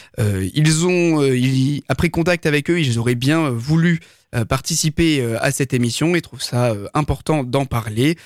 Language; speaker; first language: French; native; French